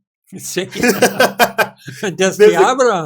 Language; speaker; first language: Spanish; non-native, learner; English